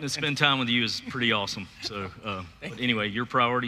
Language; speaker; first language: English; native; English